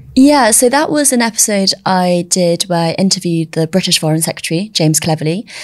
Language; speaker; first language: English; early bilingual, other home language; Chinese